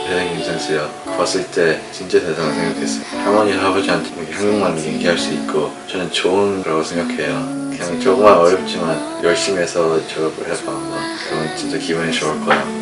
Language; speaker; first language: Korean; early bilingual, heritage; English